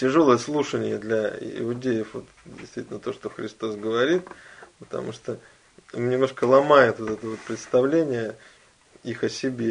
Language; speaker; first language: Russian; native; Russian